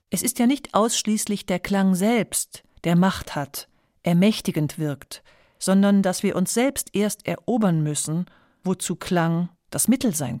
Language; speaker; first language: German; native; German